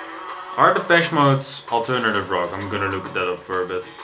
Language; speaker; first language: English; non-native, fluent; Dutch